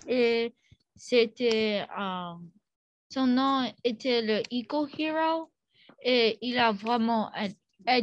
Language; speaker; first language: French; non-native, learner; English